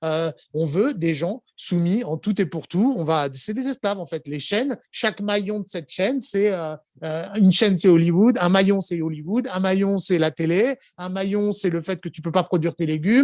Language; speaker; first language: French; native; French